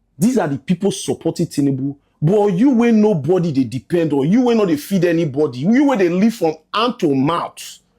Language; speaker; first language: Nigerian Pidgin; native; Nigerian Pidgin